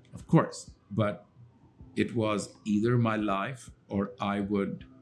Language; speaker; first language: English; non-native, local second language; Hindi